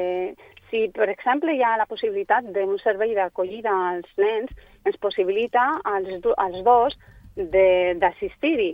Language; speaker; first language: Catalan; non-native, local second language; Spanish